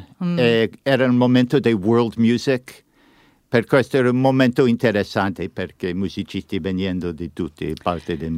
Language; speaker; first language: Italian; non-native, learner; English